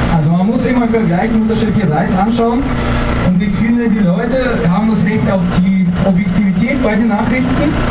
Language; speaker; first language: German; non-native, fluent; Russian